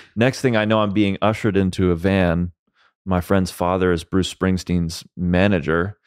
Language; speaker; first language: English; early bilingual, other home language; Swedish